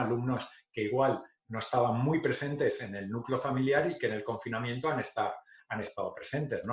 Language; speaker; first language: Spanish; native; Spanish